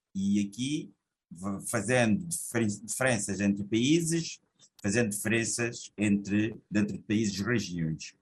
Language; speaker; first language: Portuguese; native; Portuguese